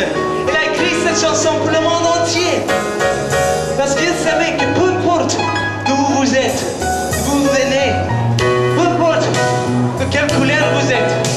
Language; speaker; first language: French; non-native, fluent; English